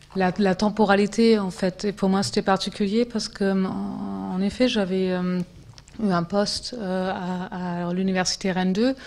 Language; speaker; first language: French; non-native, fluent; German